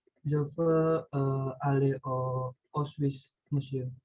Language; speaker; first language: French; non-native, learner; Indonesian